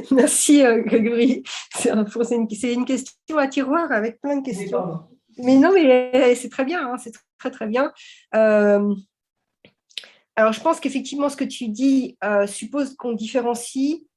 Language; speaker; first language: French; native; French